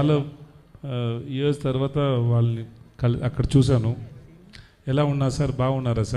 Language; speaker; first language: Telugu; non-native, learner; Tamil